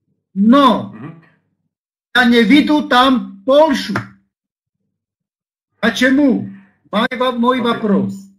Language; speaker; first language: Russian; non-native, learner; Slovak